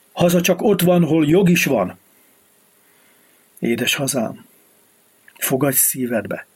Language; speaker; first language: Hungarian; native; Hungarian